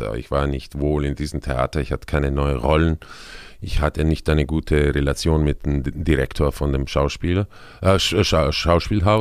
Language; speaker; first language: German; non-native, fluent; Spanish